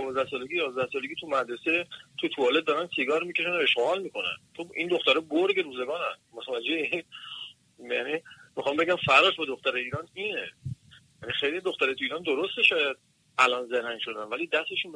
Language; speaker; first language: Persian; native; Persian